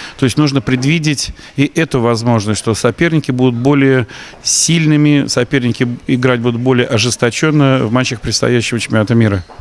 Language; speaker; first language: Russian; native; Russian